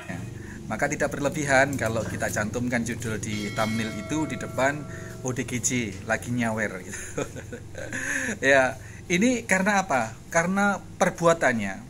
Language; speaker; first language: Indonesian; native; Indonesian